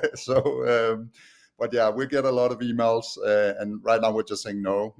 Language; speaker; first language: English; non-native, fluent; Danish